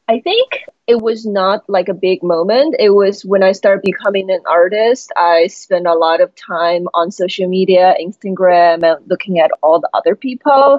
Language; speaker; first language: English; non-native, fluent; Chinese